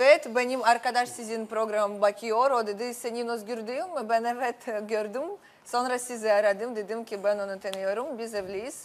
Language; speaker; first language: Turkish; non-native, learner; Russian